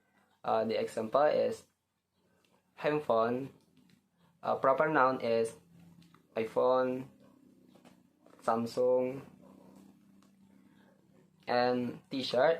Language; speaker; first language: English; non-native, learner; Indonesian